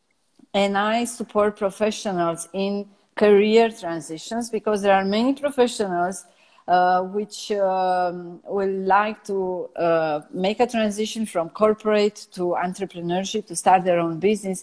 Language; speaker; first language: English; non-native, fluent; Romanian